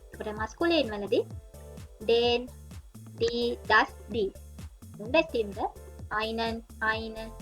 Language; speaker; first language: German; non-native, learner; Sinhala